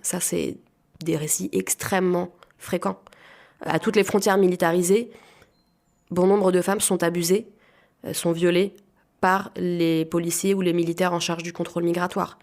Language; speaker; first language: French; native; French